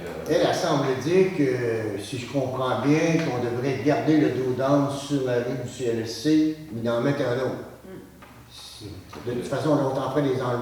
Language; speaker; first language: French; native; French